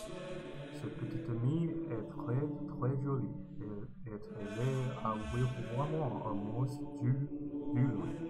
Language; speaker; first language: French; non-native, learner; Chinese